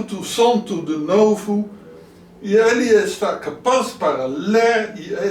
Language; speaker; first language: Portuguese; non-native, learner; Dutch